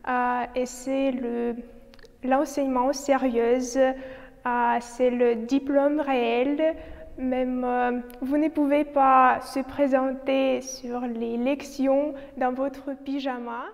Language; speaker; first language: French; non-native, learner; Ukrainian